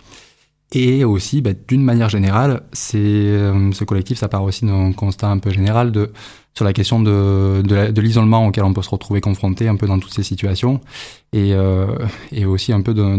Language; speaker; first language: French; native; French